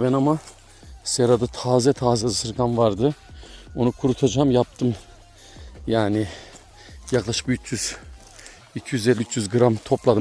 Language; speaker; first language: Turkish; native; Turkish